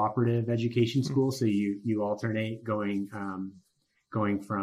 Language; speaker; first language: English; native; English